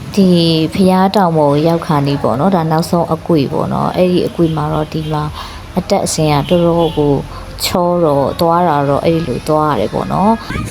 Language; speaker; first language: Burmese; native; Burmese